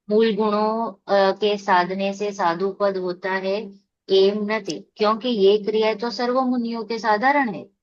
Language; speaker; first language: Hindi; non-native, local second language; Gujarati